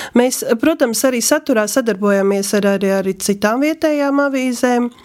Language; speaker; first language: Latvian; native; Latvian